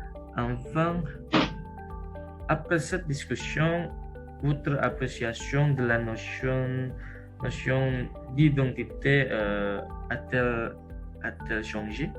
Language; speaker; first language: French; non-native, learner; Indonesian